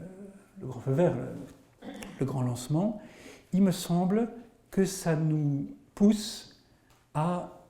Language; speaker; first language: French; native; French